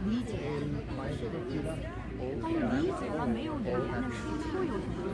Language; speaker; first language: Spanish; non-native, learner; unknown